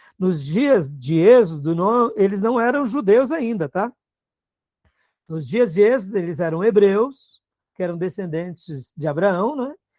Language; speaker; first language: Portuguese; native; Portuguese